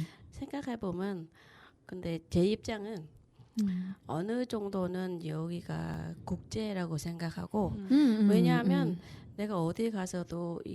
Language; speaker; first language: Korean; non-native, learner; Vietnamese